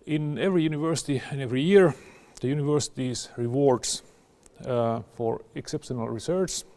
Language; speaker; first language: English; non-native, fluent; Finnish